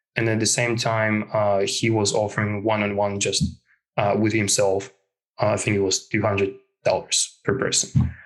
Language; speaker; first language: English; non-native, fluent; Russian